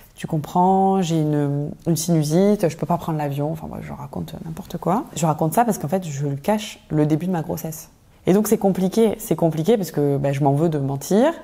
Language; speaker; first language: French; native; French